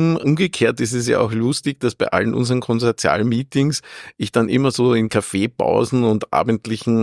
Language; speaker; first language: German; native; German